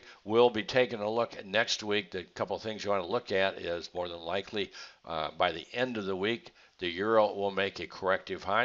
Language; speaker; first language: English; native; English